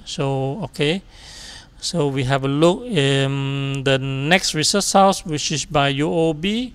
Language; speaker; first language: English; non-native, local second language; Chinese